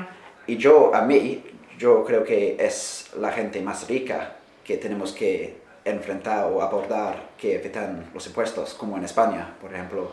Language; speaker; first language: Spanish; non-native, fluent; English